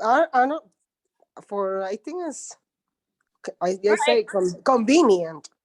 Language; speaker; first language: English; non-native, learner; Spanish